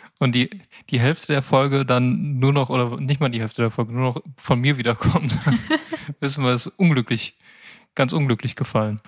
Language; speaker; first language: German; native; German